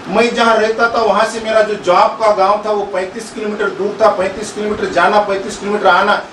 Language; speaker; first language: Hindi; non-native, local second language; Marathi